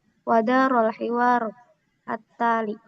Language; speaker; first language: Arabic; non-native, learner; Indonesian